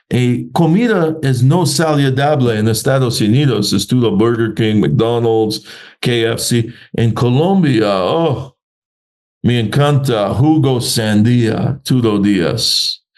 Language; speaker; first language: Spanish; non-native, learner; English